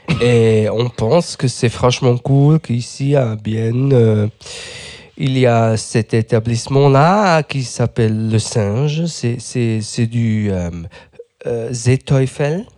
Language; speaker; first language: French; non-native, local second language; Swiss German